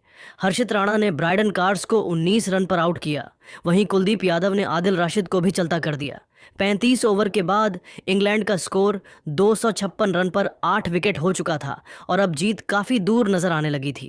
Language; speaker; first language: Hindi; native; Hindi